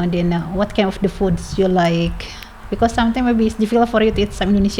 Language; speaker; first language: English; non-native, learner; Indonesian